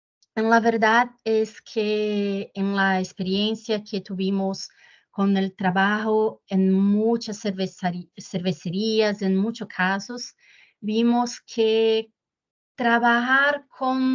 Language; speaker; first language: Spanish; non-native, fluent; Portuguese